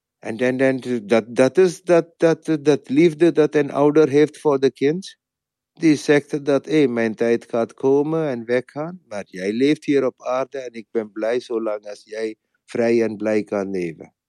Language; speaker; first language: Dutch; non-native, learner; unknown